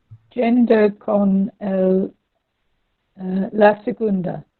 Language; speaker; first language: Spanish; non-native, learner; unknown